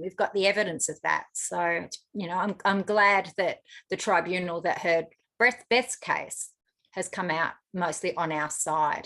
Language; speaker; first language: English; native; English